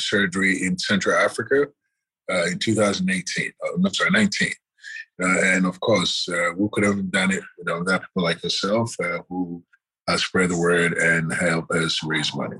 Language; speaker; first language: English; non-native, local second language; Akan